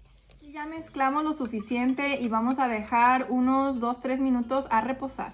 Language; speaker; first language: Spanish; native; Spanish